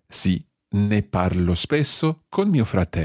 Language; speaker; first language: Italian; non-native, fluent; English